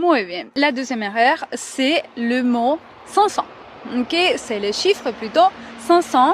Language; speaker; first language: French; non-native, fluent; Spanish